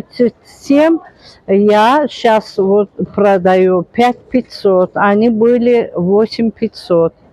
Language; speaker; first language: Russian; non-native, local second language; Azerbaijani